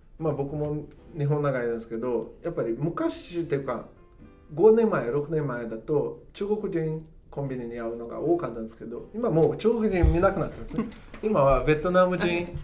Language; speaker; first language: Japanese; non-native, fluent; Portuguese